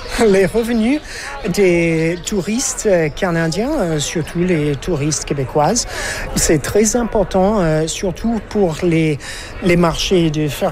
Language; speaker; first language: French; non-native, learner; English